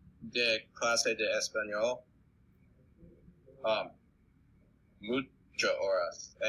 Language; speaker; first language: Spanish; non-native, learner; English